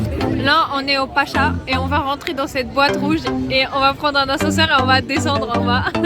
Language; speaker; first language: French; native; French